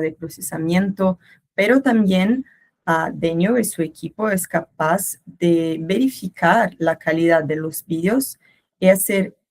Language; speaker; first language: Spanish; non-native, learner; Portuguese